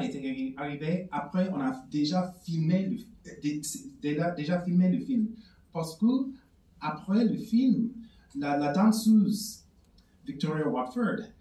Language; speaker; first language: French; non-native, fluent; English